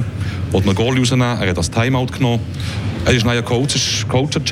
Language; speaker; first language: German; native; German